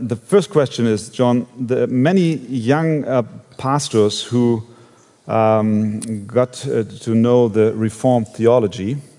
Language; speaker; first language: English; non-native, fluent; German